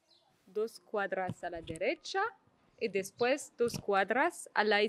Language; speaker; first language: Spanish; non-native, learner; French